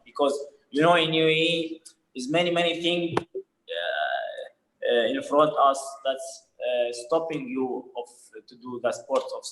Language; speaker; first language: English; non-native, fluent; Arabic